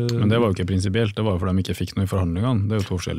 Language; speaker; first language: Norwegian; native; Norwegian